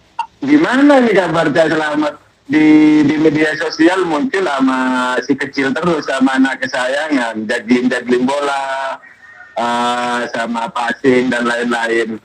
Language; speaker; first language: Indonesian; non-native, local second language; Madurese